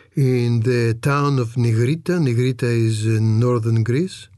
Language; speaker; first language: English; non-native, fluent; Greek